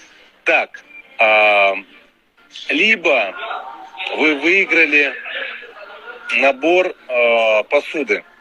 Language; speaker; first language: Russian; native; Russian